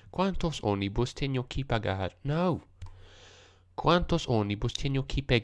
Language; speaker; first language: Portuguese; non-native, learner; English